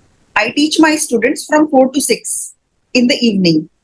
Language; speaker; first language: English; non-native, fluent; Hindi